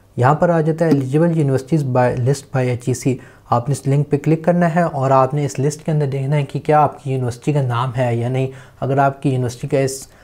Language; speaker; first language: Urdu; native; Urdu